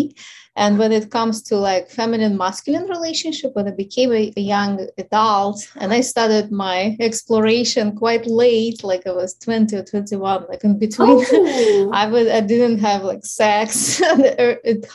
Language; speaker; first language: English; non-native, fluent; Ukrainian